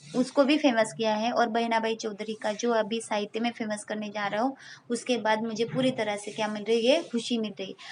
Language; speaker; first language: Hindi; non-native, local second language; Marathi